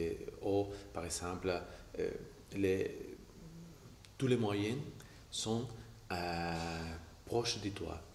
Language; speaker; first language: French; non-native, fluent; Spanish